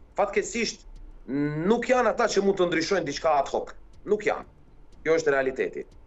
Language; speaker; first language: Albanian; native; Albanian